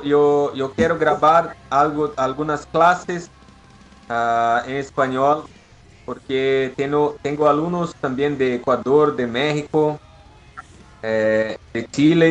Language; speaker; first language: Spanish; non-native, learner; Portuguese